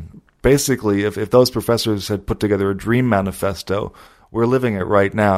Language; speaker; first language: English; native; English